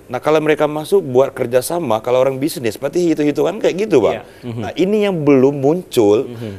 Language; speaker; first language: Indonesian; native; Indonesian